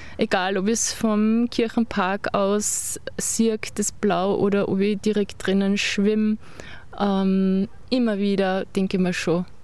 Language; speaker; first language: German; native; German